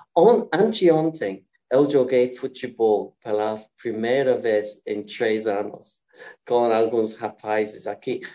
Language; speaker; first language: Portuguese; non-native, fluent; English